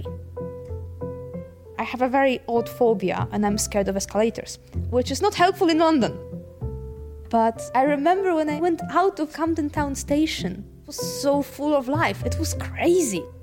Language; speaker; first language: English; non-native, fluent; Polish